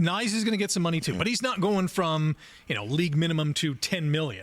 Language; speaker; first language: English; native; English